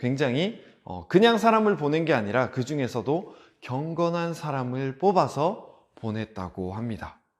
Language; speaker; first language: Korean; native; Korean